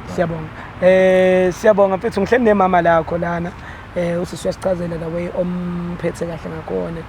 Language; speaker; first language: Zulu; native; Zulu